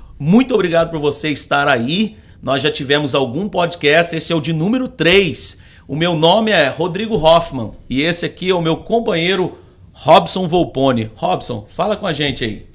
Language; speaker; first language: Portuguese; native; Portuguese